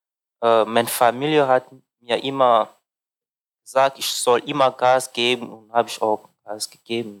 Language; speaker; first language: German; non-native, learner; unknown